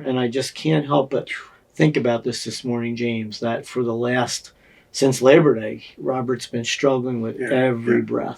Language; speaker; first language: English; native; English